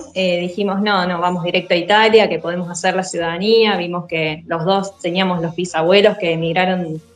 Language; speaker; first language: Spanish; native; Spanish